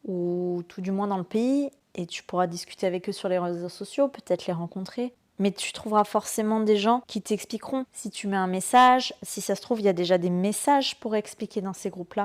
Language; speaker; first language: French; native; French